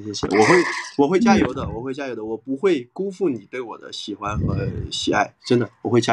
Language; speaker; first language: Chinese; native; Chinese